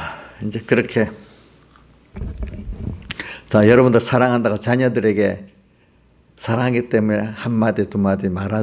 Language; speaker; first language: Korean; native; Korean